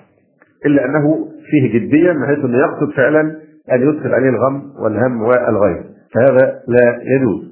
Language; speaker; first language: Arabic; native; Arabic